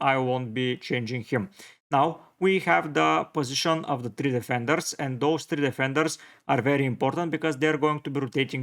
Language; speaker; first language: English; non-native, fluent; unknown